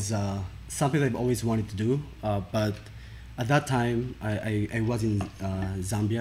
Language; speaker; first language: English; non-native, local second language; Filipino